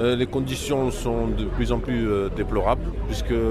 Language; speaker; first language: French; native; French